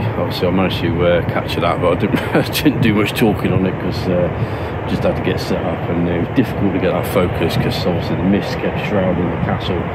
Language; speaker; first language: English; native; English